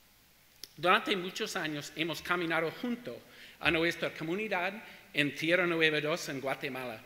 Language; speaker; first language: Spanish; non-native, learner; English